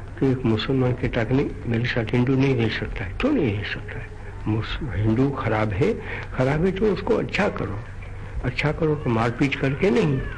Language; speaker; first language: Hindi; non-native, local second language; Gujarati